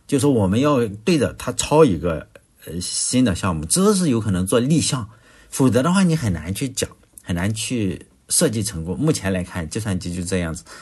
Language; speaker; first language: Chinese; native; Chinese